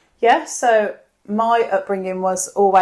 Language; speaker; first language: English; native; English